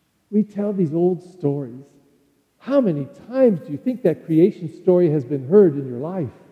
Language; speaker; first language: English; native; English